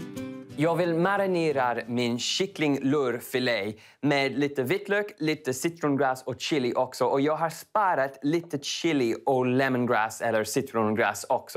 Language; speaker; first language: Swedish; non-native, learner; English